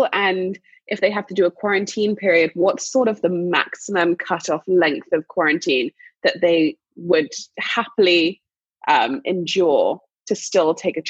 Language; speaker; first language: English; native; English